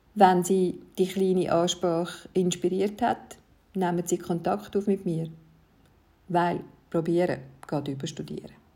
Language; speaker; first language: German; early bilingual, other home language; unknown